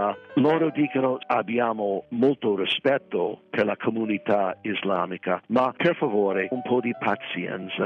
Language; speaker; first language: Italian; non-native, fluent; English